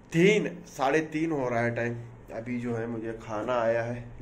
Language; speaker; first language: Hindi; non-native, local second language; Urdu